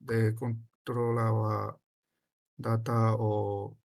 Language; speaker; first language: Japanese; non-native, learner; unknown